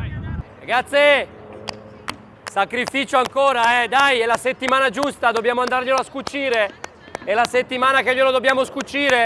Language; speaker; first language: Italian; native; Italian